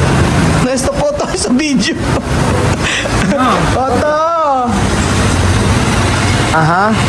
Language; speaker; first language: Spanish; non-native, learner; Filipino